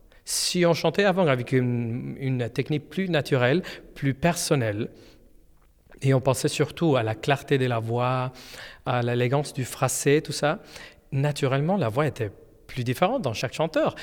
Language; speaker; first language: French; non-native, fluent; Spanish